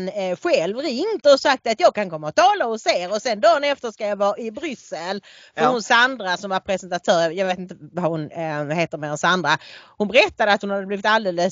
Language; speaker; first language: Swedish; native; Swedish